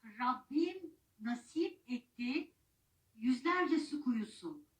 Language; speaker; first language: Turkish; native; Turkish